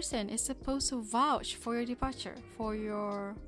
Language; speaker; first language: English; non-native, local second language; Malay